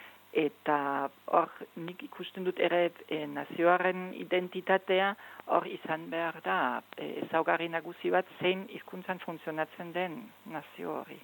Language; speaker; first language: Basque; non-native, fluent; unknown